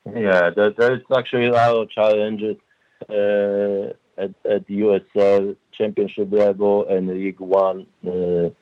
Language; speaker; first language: English; non-native, fluent; Polish